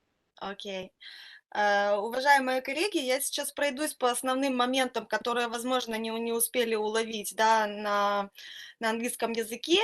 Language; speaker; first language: Russian; native; Russian